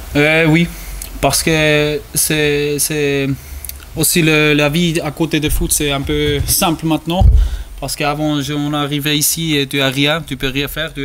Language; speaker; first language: French; non-native, learner; German